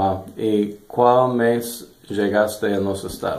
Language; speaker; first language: Spanish; non-native, learner; English